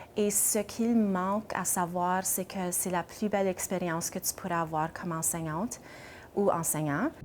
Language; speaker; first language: French; native; French